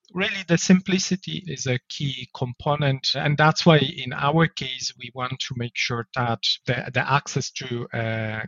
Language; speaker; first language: English; non-native, fluent; Polish